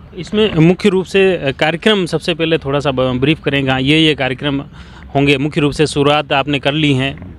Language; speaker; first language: Hindi; native; Hindi